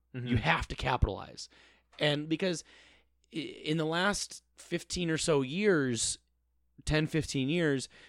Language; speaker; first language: English; native; English